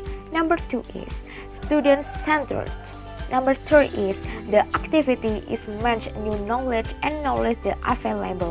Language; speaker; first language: English; non-native, learner; Indonesian